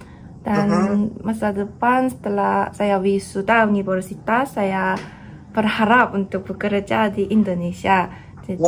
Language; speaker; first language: Indonesian; non-native, learner; Korean